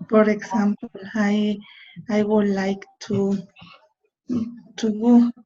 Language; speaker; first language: English; non-native, learner; Spanish